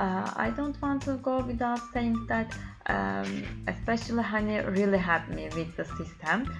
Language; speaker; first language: English; non-native, learner; Turkish